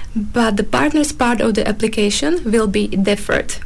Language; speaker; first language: English; non-native, fluent; Slovak